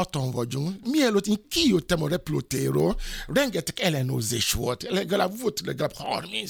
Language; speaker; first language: Hungarian; non-native, learner; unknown